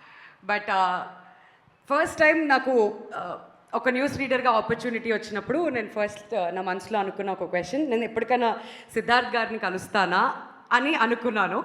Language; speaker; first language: Telugu; native; Telugu